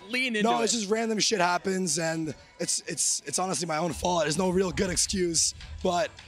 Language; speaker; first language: English; early bilingual, heritage; Turkish